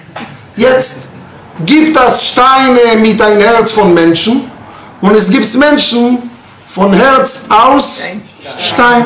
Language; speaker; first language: German; non-native, fluent; Hebrew